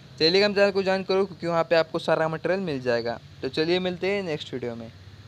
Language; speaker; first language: Hindi; non-native, local second language; Marathi